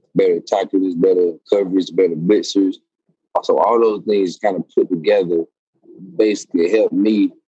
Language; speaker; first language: English; native; English